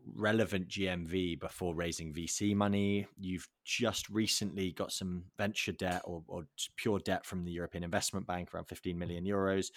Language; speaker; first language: English; native; English